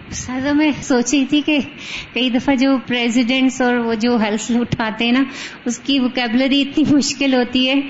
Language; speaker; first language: Urdu; non-native, local second language; Punjabi